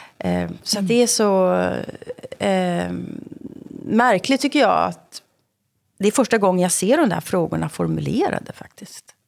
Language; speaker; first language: Swedish; native; Swedish